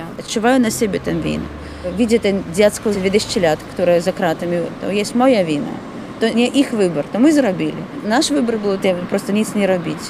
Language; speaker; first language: Polish; non-native, learner; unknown